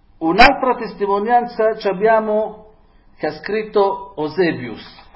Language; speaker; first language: Italian; non-native, fluent; Hebrew